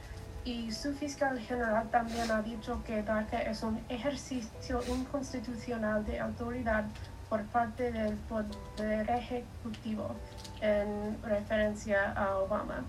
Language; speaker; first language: Spanish; non-native, learner; English